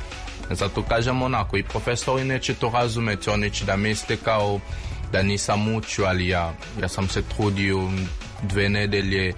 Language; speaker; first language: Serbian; non-native, fluent; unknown